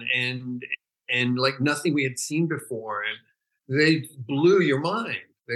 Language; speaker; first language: English; native; English